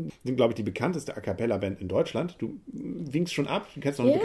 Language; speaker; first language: German; native; German